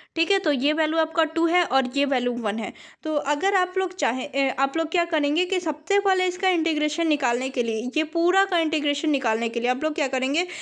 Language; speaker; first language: Hindi; native; Hindi